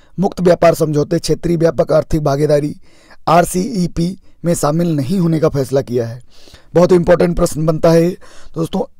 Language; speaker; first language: Hindi; native; Hindi